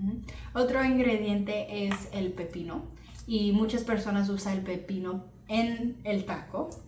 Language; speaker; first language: Spanish; early bilingual, heritage; Spanish